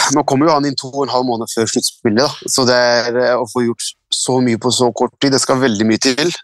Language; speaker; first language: Norwegian; early bilingual, other home language; Arabic